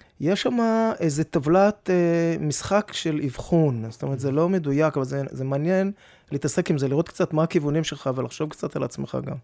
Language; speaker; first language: Hebrew; native; Hebrew